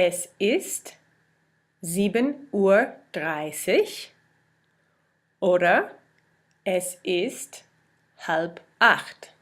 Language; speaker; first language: German; non-native, fluent; English